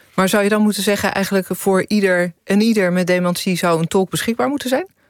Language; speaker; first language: Dutch; native; Dutch